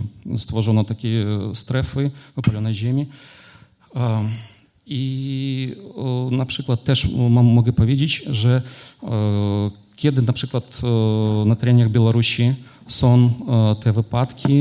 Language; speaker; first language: Polish; non-native, fluent; Ukrainian